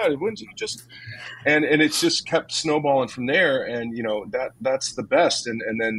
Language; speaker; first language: English; native; English